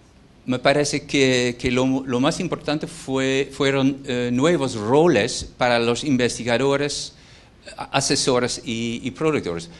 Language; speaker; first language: Spanish; non-native, fluent; Dutch